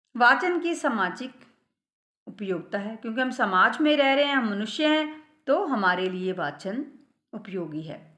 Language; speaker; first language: Hindi; non-native, local second language; Punjabi